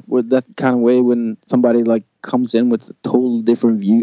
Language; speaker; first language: English; non-native, fluent; Norwegian